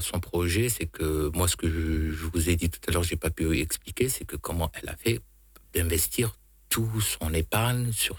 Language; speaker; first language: French; non-native, local second language; Arabic